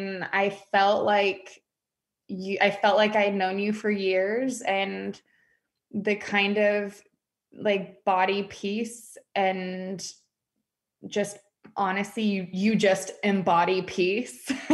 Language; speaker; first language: English; native; English